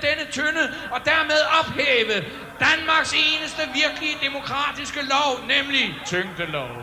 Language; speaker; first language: Danish; native; Danish